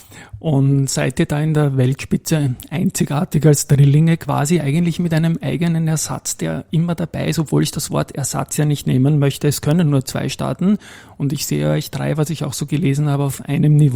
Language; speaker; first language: German; native; German